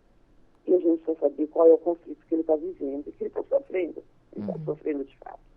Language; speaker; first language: Portuguese; native; Portuguese